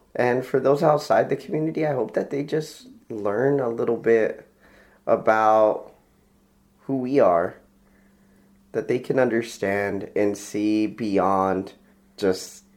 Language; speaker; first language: English; early bilingual, other home language; Spanish